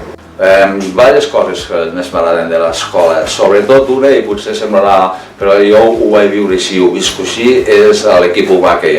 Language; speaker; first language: Catalan; native; Catalan